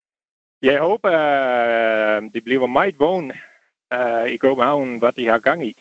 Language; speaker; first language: Danish; non-native, fluent; Dutch